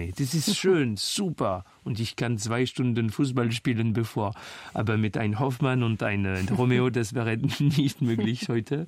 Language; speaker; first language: German; non-native, fluent; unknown